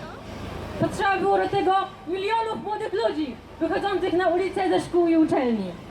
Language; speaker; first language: Polish; native; Polish